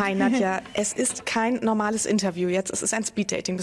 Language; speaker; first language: German; native; German